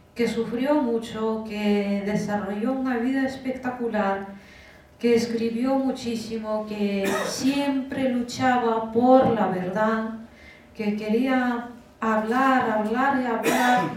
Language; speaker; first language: Spanish; non-native, fluent; Russian